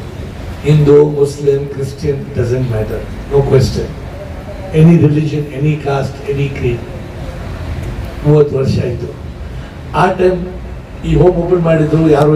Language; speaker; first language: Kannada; non-native, local second language; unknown